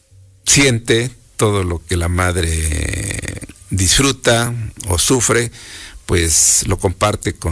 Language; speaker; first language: Spanish; native; Spanish